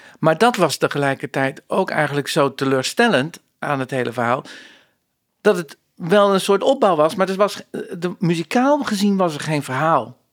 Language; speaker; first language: Dutch; native; Dutch